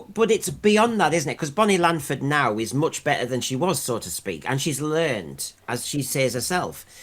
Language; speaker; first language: English; native; English